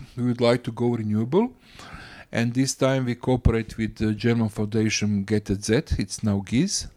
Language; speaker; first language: English; non-native, fluent; Croatian